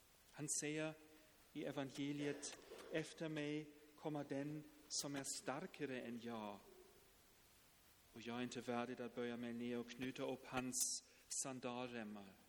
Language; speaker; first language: Swedish; non-native, fluent; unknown